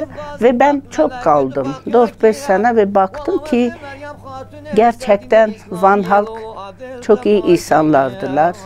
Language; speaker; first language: Turkish; non-native, learner; Armenian